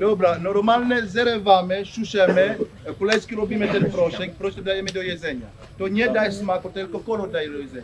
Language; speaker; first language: Polish; non-native, learner; Swahili